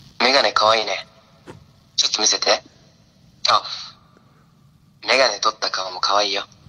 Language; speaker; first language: Japanese; native; Japanese